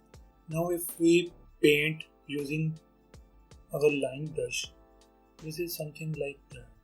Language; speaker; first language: English; non-native, local second language; Hindi